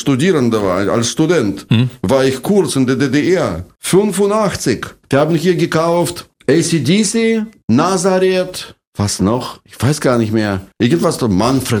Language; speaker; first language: German; non-native, fluent; Russian